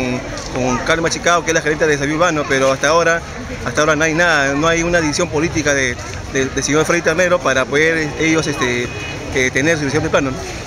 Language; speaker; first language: Spanish; native; Spanish